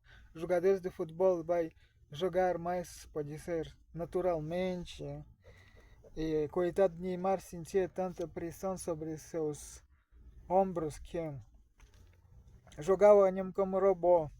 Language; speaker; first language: Portuguese; non-native, learner; Russian